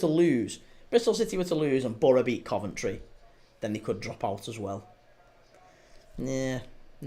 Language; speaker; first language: English; native; English